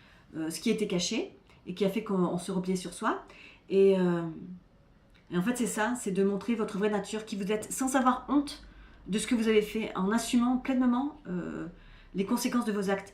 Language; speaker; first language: French; native; French